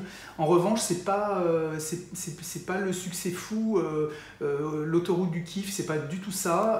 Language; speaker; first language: French; native; French